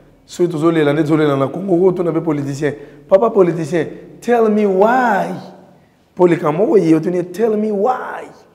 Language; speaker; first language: French; non-native, local second language; Lingala